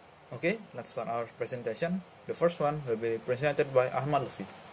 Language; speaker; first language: English; non-native, learner; Indonesian